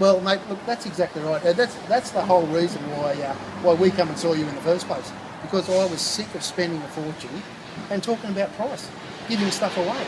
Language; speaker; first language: English; native; English